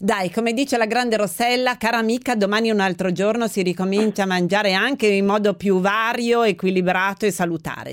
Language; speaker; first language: Italian; native; Italian